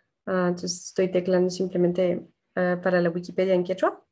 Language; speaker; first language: Spanish; non-native, fluent; French